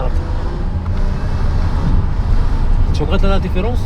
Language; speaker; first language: French; non-native, learner; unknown